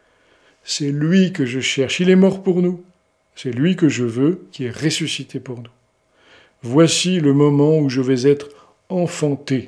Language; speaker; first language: French; native; French